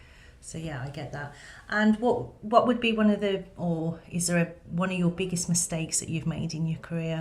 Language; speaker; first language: English; native; English